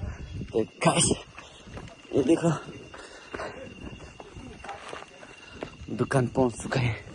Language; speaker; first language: Hindi; non-native, local second language; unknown